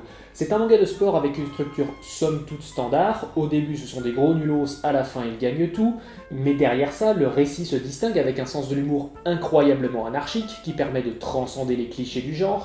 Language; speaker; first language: French; native; French